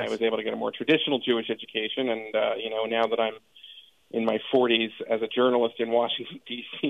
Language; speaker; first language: English; native; English